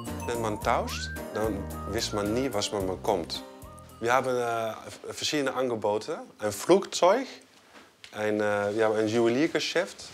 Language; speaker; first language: German; non-native, fluent; Dutch